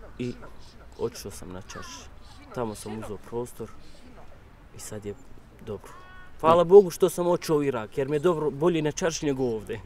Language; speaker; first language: Croatian; non-native, learner; Kurdish